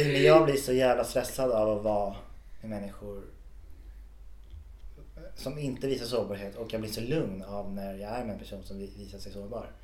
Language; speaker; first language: Swedish; native; Swedish